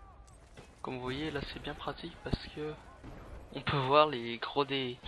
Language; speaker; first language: French; native; French